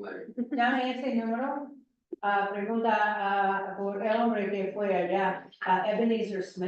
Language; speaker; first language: Spanish; non-native, fluent; English